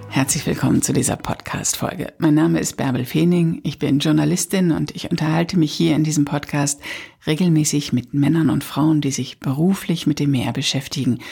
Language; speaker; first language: German; native; German